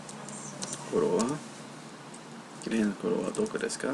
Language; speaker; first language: Japanese; non-native, learner; English